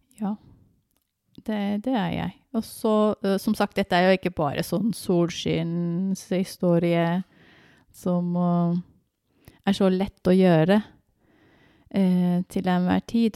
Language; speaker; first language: Norwegian; non-native, fluent; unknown